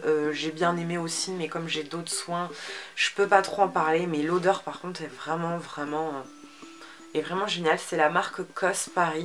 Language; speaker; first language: French; native; French